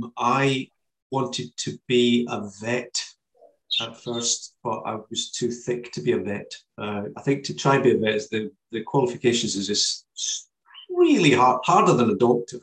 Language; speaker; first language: English; native; English